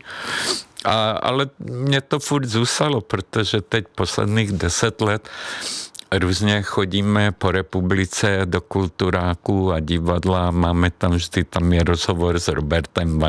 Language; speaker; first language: Czech; non-native, fluent; Hungarian